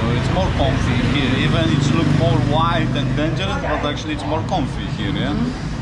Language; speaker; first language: English; non-native, fluent; Polish